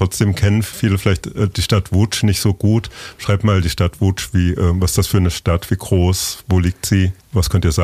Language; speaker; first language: German; native; German